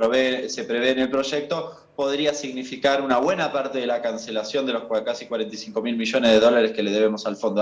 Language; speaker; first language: Spanish; native; Spanish